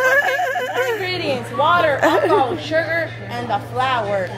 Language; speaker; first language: English; non-native, fluent; Spanish